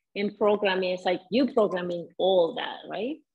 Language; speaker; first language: English; non-native, fluent; Spanish